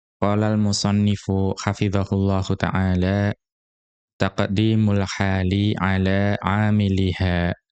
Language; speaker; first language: Arabic; non-native, fluent; Indonesian